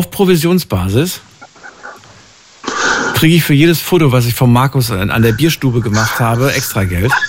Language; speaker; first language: German; native; German